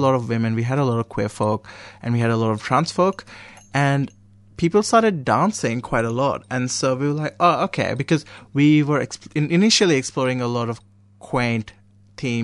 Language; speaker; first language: English; non-native, local second language; Konkani